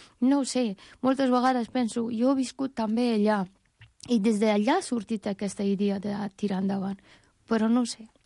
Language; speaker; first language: Catalan; non-native, fluent; Persian